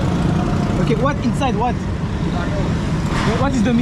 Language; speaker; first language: English; non-native, learner; French